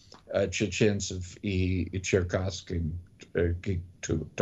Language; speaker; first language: Russian; non-native, learner; English